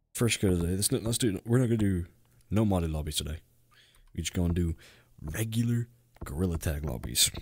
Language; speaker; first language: English; native; English